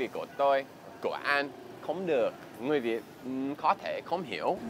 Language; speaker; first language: Vietnamese; non-native, learner; English